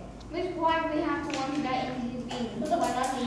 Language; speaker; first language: English; non-native, learner; Vietnamese